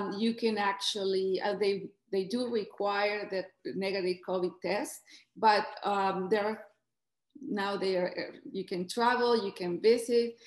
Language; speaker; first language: English; non-native, fluent; Spanish